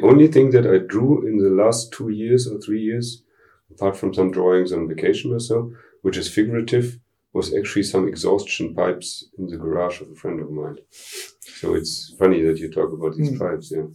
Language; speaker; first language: English; non-native, fluent; German